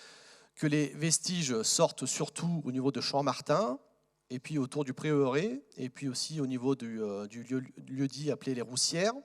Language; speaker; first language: French; native; French